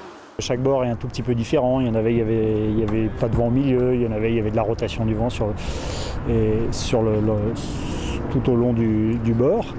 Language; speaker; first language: French; native; French